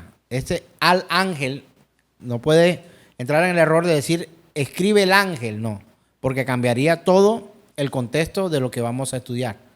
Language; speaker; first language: Spanish; native; Spanish